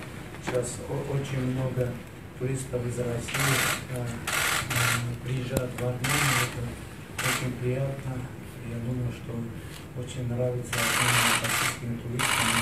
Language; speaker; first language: Russian; non-native, fluent; Armenian